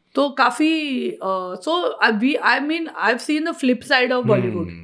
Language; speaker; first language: Hindi; native; Hindi